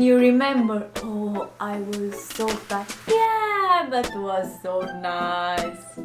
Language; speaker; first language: English; non-native, learner; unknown